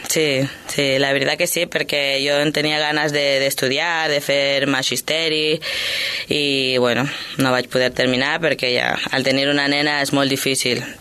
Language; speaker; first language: Catalan; early bilingual, other home language; Spanish